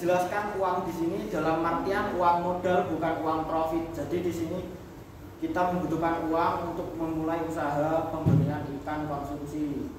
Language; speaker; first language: Indonesian; native; Indonesian